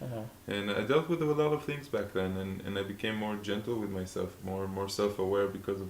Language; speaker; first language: English; non-native, fluent; Hebrew